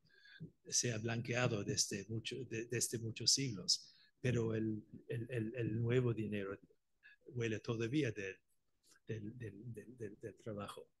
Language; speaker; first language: Spanish; non-native, fluent; Irish